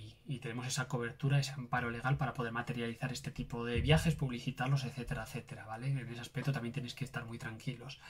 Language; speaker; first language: Spanish; native; Spanish